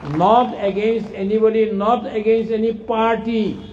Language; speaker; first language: English; non-native, local second language; Assamese